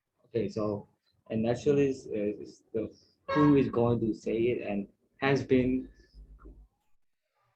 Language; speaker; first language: English; non-native, fluent; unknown